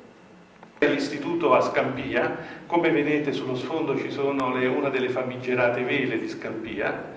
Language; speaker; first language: Italian; native; Italian